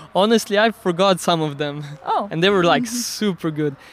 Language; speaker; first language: English; non-native, fluent; Slovenian